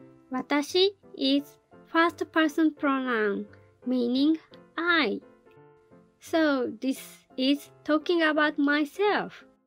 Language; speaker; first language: English; non-native, fluent; Japanese